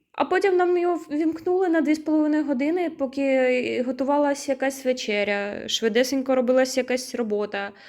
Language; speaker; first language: Ukrainian; native; Ukrainian